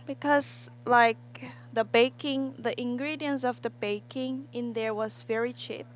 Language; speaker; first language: English; non-native, learner; Korean